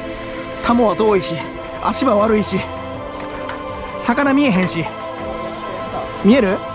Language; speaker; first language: Japanese; native; Japanese